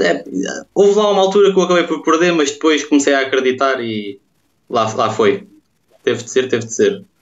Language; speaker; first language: Portuguese; native; Portuguese